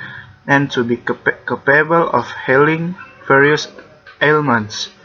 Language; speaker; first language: English; non-native, learner; Indonesian